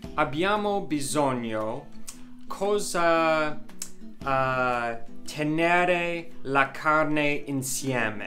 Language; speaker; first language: Italian; non-native, learner; English